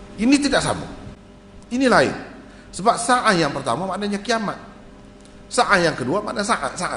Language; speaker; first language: Malay; native; Malay